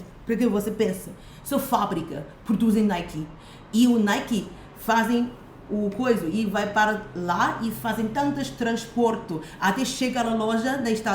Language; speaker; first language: Portuguese; non-native, fluent; Chinese